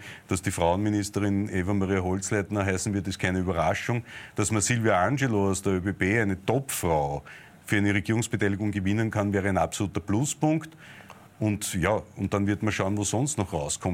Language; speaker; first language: German; native; German